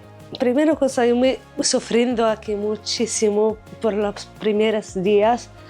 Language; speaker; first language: Spanish; non-native, learner; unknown